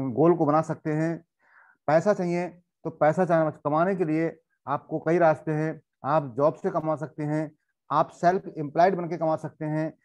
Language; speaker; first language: Hindi; native; Hindi